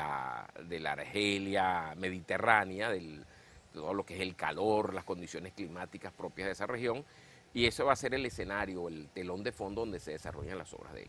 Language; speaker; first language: Spanish; native; Spanish